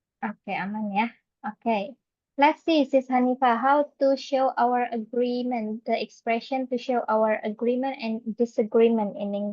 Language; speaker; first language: English; non-native, fluent; Indonesian